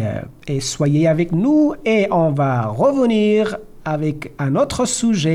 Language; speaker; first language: French; non-native, learner; Persian